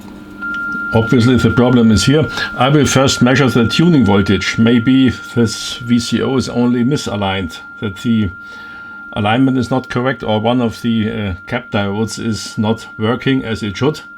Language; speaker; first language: English; non-native, fluent; German